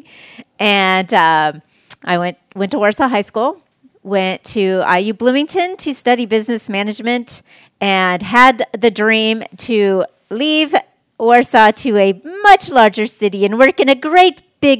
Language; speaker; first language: English; native; English